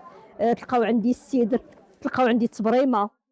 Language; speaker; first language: Arabic; native; Arabic